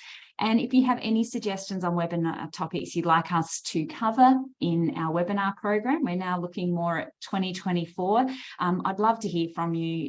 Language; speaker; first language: English; native; English